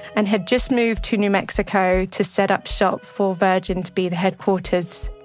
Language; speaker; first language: English; native; English